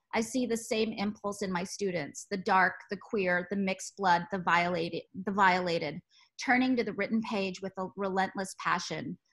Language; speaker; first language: English; native; English